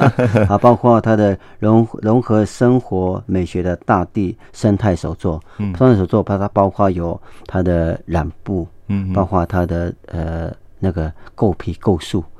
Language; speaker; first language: Chinese; non-native, local second language; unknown